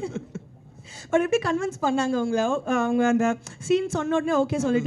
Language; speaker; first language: Tamil; native; Tamil